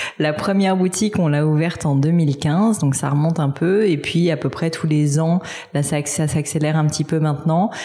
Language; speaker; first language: French; native; French